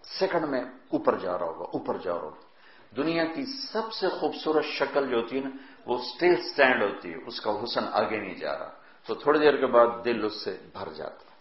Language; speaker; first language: Urdu; non-native, local second language; Punjabi